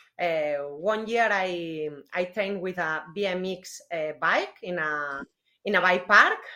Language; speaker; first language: English; non-native, learner; Spanish